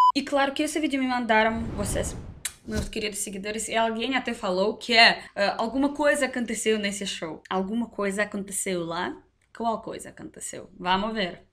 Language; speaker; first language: Portuguese; non-native, learner; Russian